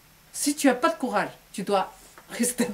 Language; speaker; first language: French; non-native, learner; Chinese